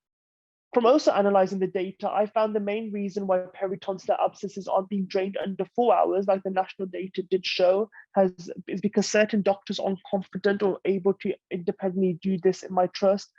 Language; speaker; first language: English; native; English